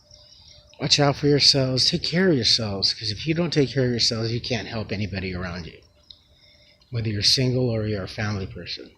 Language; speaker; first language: English; native; English